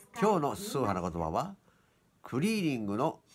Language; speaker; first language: Japanese; native; Japanese